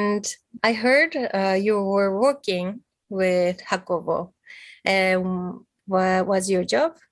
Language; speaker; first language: English; non-native, fluent; Japanese